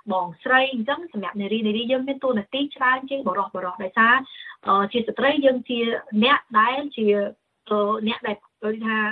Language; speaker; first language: Khmer; early bilingual, heritage; Khmer